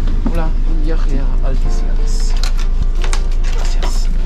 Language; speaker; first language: Spanish; non-native, learner; English